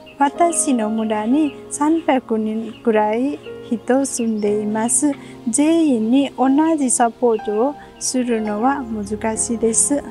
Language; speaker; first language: Japanese; non-native, learner; Nepali